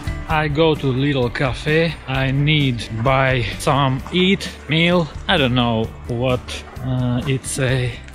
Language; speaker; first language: English; non-native, learner; Russian